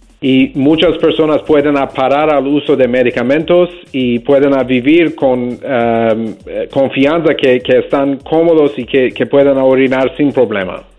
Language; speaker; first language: Spanish; non-native, learner; English